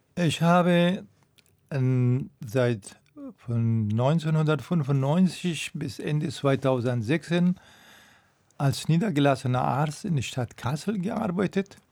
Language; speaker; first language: German; non-native, fluent; Persian